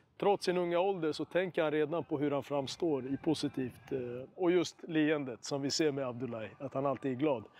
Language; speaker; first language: Swedish; early bilingual, other home language; Arabic